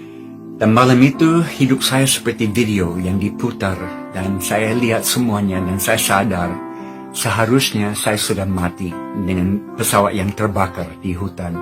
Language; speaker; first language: Indonesian; non-native, fluent; English